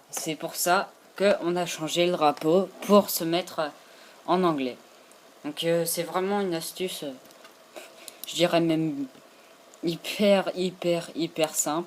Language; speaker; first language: French; native; French